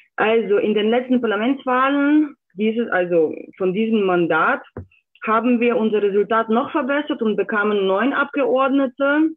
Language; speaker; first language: German; non-native, fluent; Slovenian